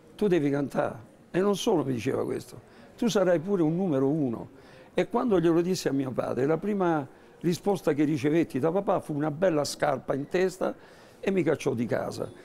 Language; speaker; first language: Italian; native; Italian